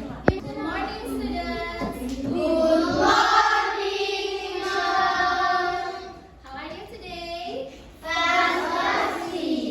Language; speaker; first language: English; non-native, fluent; Indonesian